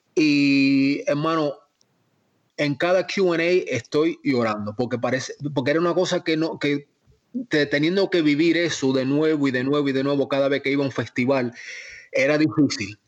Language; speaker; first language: Spanish; early bilingual, heritage; Spanish